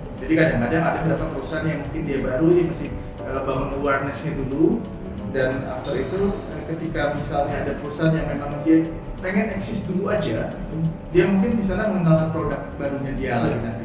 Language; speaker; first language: Indonesian; native; Indonesian